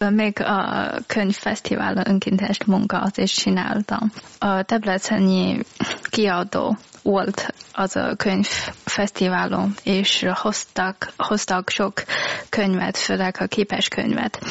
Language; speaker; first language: Hungarian; non-native, learner; Chinese